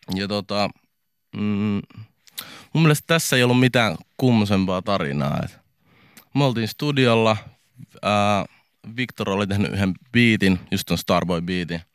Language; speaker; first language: Finnish; native; Finnish